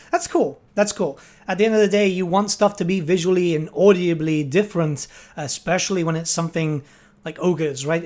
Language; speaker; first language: English; native; English